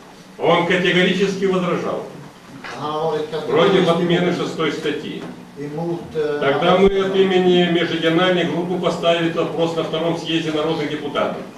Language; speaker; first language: Russian; native; Russian